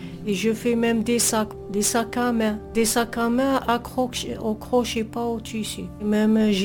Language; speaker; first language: French; non-native, local second language; Arabic